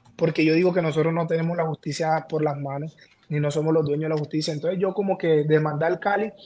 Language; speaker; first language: Spanish; native; Spanish